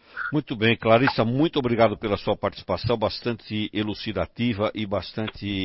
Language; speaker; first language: Portuguese; native; Portuguese